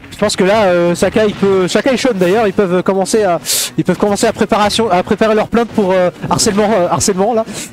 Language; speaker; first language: French; native; French